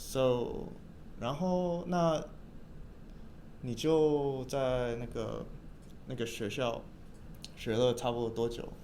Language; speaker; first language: Chinese; early bilingual, heritage; English